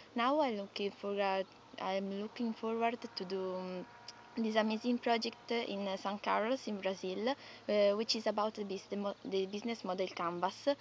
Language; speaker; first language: English; non-native, fluent; Italian